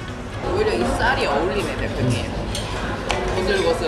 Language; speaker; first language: Korean; native; Korean